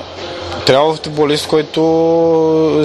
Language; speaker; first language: Bulgarian; non-native, learner; Portuguese